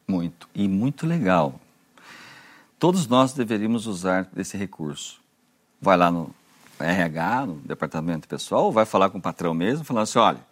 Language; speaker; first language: Portuguese; native; Portuguese